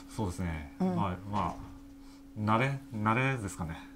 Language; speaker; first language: Japanese; native; Japanese